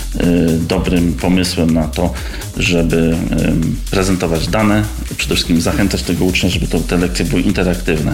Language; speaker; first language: Polish; native; Polish